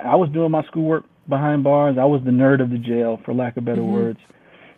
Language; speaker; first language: English; native; English